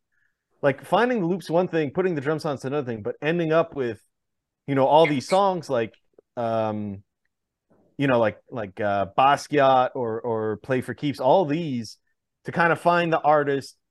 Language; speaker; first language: English; native; English